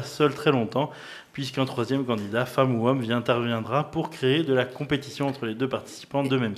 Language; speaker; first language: French; native; French